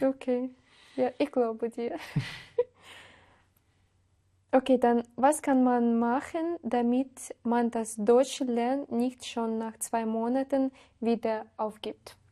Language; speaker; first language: German; non-native, learner; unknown